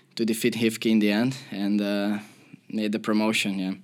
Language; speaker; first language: English; non-native, fluent; Portuguese